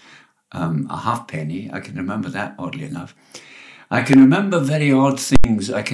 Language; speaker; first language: English; native; English